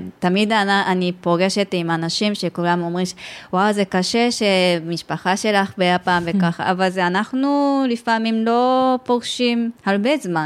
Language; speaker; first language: Hebrew; non-native, learner; Japanese